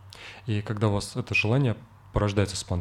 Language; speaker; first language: Russian; native; Russian